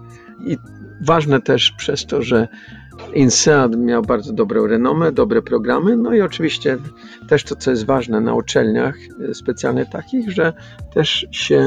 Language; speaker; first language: Polish; early bilingual, heritage; Polish